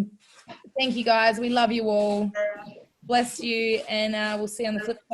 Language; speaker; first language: English; native; English